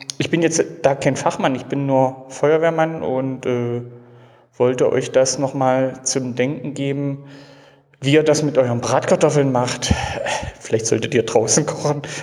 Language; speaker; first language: German; native; German